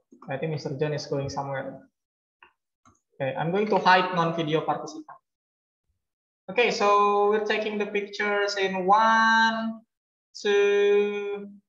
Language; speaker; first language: English; non-native, fluent; Indonesian